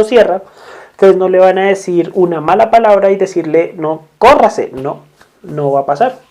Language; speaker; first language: Spanish; native; Spanish